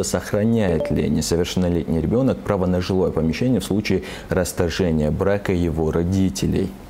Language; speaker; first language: Russian; native; Russian